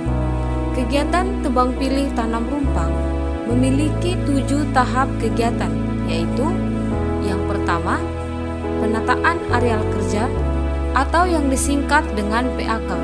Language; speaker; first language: Indonesian; native; Indonesian